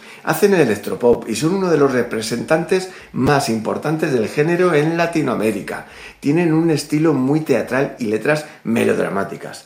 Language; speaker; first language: Spanish; native; Spanish